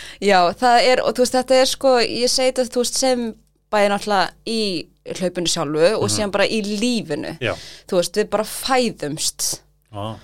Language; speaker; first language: Icelandic; early bilingual, other home language; Thai